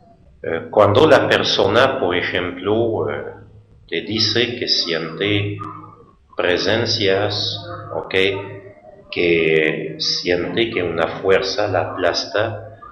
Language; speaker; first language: Spanish; non-native, fluent; French